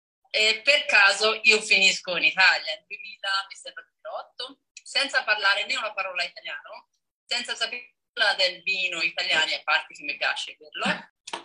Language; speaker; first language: Italian; non-native, fluent; Danish